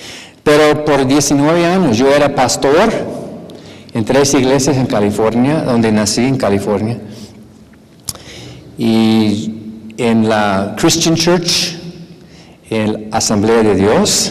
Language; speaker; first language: Spanish; non-native, fluent; English